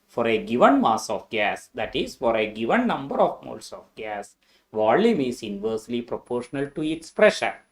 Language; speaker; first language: English; non-native, local second language; Malayalam